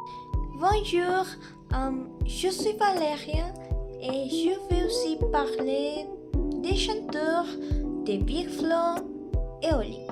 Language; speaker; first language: French; non-native, learner; Spanish